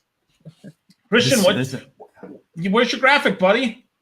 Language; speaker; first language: English; native; English